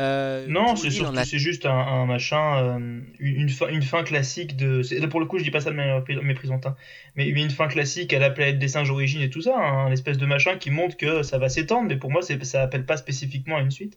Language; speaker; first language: French; native; French